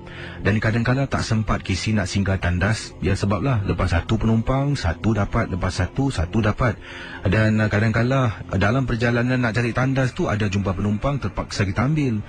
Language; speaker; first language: Malay; native; Malay